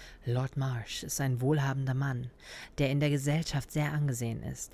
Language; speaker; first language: German; native; German